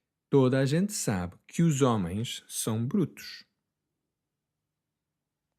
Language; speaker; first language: Portuguese; non-native, fluent; English